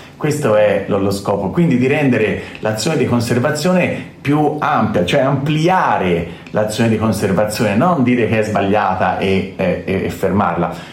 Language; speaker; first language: Italian; native; Italian